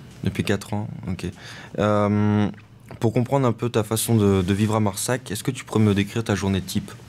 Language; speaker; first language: French; native; French